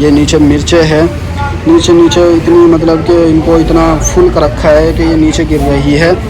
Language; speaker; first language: Urdu; native; Urdu